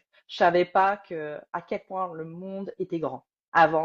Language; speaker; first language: French; native; French